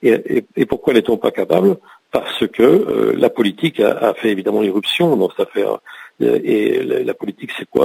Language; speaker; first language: French; native; French